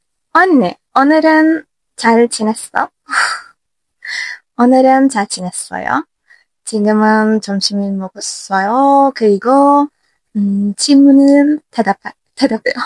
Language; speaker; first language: Korean; non-native, learner; Turkish